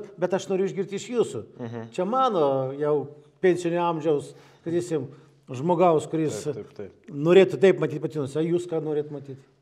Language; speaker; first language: Lithuanian; native; Lithuanian